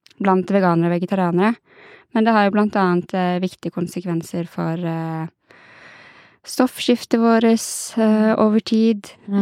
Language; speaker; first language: Norwegian; native; Norwegian